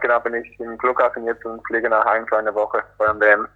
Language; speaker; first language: German; early bilingual, other home language; Greek